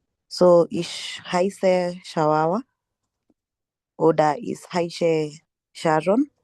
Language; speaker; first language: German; non-native, learner; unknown